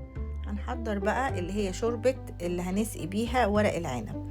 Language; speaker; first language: Arabic; native; Arabic